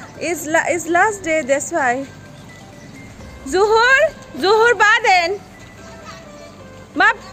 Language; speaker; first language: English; non-native, learner; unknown